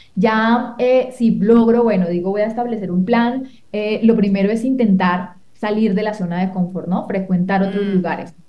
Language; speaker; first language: Spanish; native; Spanish